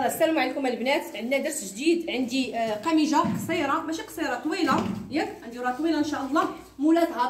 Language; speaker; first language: Arabic; native; Arabic